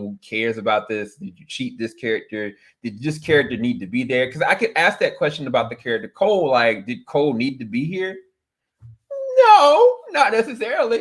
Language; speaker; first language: English; native; English